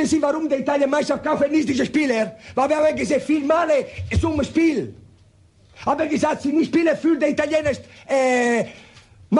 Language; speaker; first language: German; non-native, learner; Italian